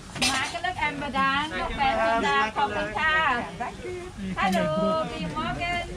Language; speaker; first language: Dutch; non-native, learner; Thai